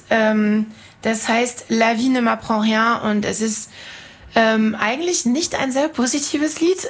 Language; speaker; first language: German; non-native, fluent; French